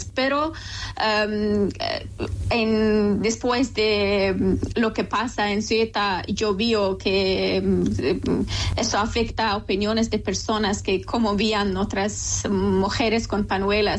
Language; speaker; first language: Spanish; non-native, local second language; Persian